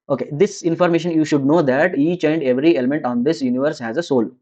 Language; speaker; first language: English; non-native, local second language; Kannada